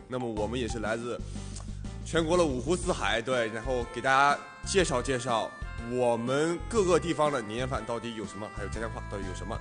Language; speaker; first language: Chinese; native; Chinese